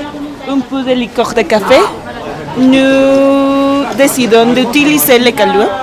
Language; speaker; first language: French; non-native, learner; Spanish